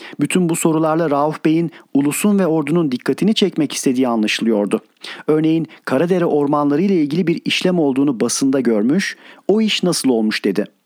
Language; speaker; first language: Turkish; native; Turkish